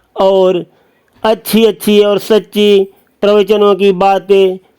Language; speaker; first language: Hindi; native; Hindi